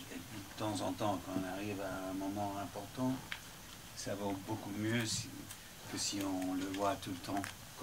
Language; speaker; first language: French; non-native, fluent; English